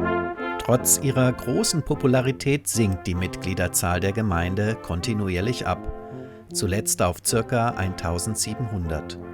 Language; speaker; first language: German; native; German